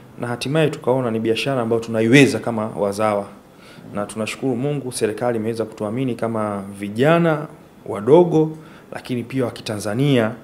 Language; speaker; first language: Swahili; native; Swahili